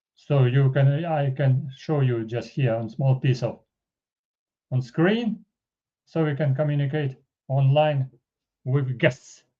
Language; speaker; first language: English; non-native, fluent; Russian